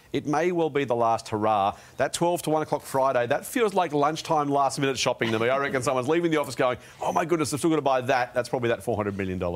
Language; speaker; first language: English; native; English